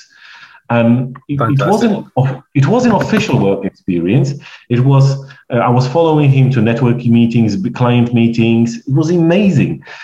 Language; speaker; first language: English; non-native, fluent; Polish